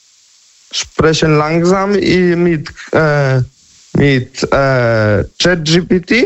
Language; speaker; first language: German; non-native, learner; Polish